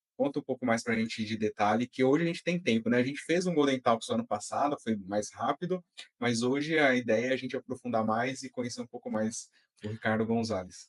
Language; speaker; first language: Portuguese; native; Portuguese